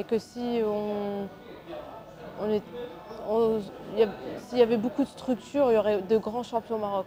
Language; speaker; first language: French; early bilingual, other home language; Arabic